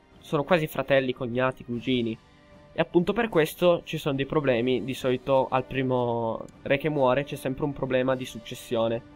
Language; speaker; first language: Italian; early bilingual, heritage; Italian